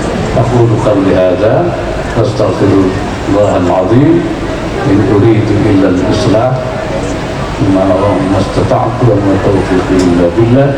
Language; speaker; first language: Arabic; non-native, fluent; Indonesian